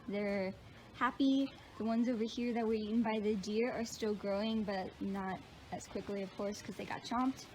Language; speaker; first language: English; native; English